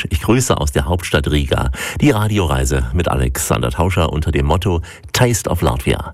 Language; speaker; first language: German; native; German